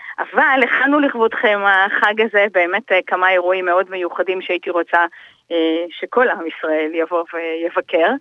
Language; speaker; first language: Hebrew; native; Hebrew